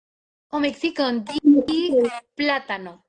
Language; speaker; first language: French; non-native, learner; Spanish